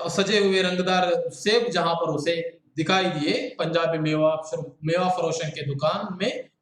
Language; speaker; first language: Hindi; non-native, local second language; Kannada